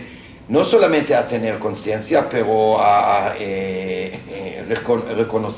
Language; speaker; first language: Spanish; non-native, fluent; Hebrew